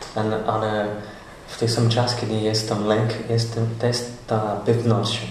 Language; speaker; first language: Polish; non-native, learner; Portuguese